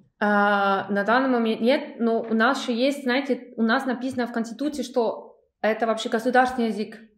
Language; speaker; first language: Russian; non-native, fluent; German